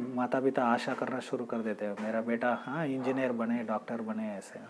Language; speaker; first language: Hindi; non-native, local second language; Kannada